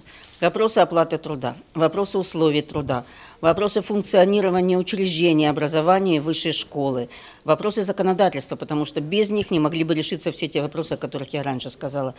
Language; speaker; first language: Russian; native; Russian